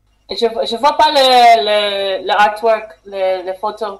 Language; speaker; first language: French; non-native, learner; English